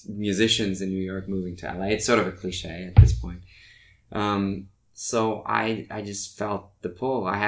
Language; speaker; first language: English; non-native, fluent; Norwegian